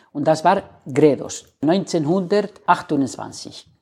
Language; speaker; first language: German; non-native, fluent; Spanish